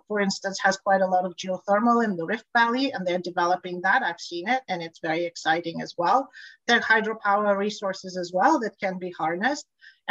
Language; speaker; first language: English; non-native, local second language; Bulgarian